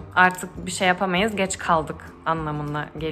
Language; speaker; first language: Turkish; early bilingual, heritage; Turkish